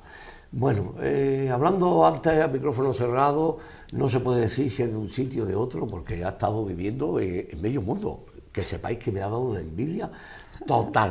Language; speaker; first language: Spanish; native; Spanish